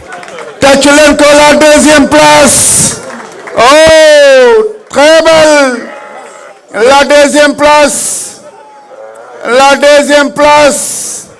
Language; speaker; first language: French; non-native, local second language; Wolof